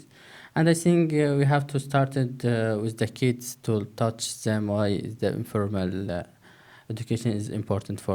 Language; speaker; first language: English; non-native, learner; Turkish